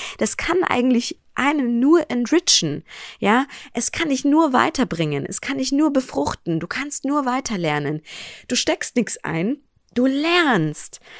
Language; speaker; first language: German; early bilingual, other home language; Persian